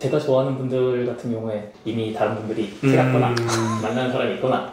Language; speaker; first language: Korean; native; Korean